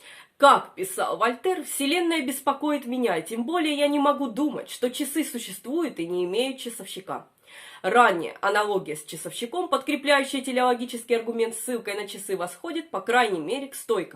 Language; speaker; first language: Russian; native; Russian